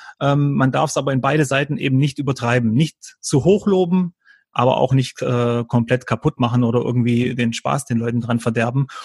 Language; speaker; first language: German; early bilingual, other home language; Croatian